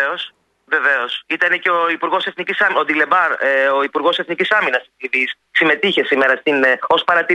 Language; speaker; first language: Greek; native; Greek